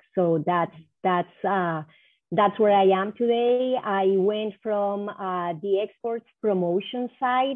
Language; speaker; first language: English; non-native, fluent; Spanish